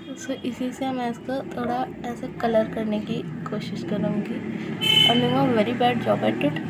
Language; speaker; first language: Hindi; non-native, local second language; Bangla